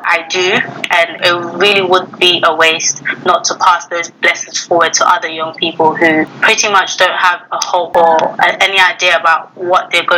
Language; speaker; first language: English; native; English